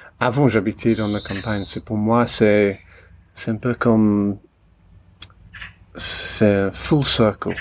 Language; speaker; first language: French; non-native, learner; English